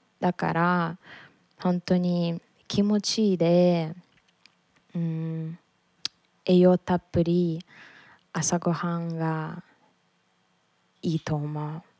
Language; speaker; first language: Japanese; non-native, learner; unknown